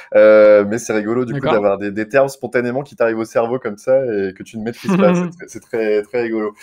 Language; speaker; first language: French; native; French